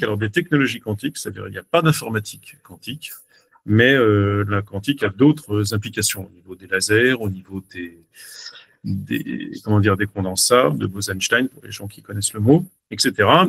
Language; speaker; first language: French; native; French